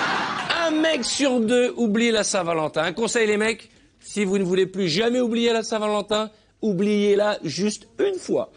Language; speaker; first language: French; native; French